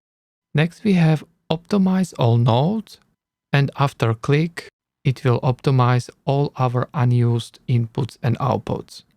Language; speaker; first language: English; non-native, learner; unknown